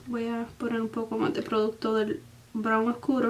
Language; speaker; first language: Spanish; early bilingual, heritage; Spanish